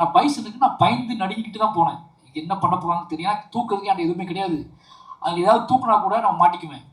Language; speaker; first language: Tamil; native; Tamil